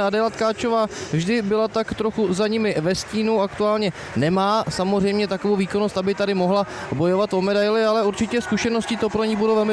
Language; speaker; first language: Czech; native; Czech